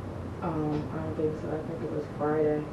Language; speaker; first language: English; native; English